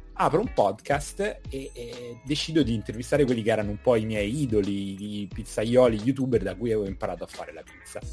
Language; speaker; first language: Italian; native; Italian